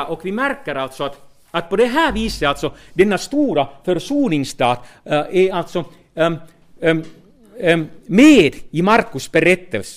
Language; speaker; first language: Swedish; non-native, fluent; Finnish